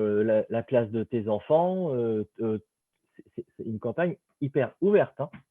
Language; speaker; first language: French; native; French